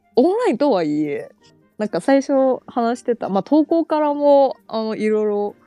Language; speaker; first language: Japanese; non-native, fluent; Chinese